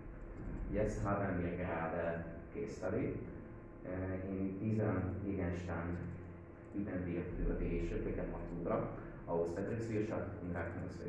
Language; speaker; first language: German; non-native, learner; Hungarian